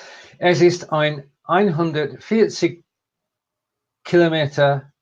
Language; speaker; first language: German; non-native, learner; English